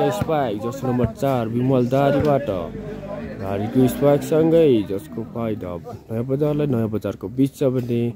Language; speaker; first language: Nepali; native; Nepali